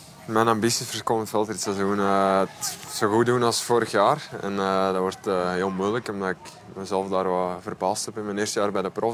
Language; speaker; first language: Dutch; native; Dutch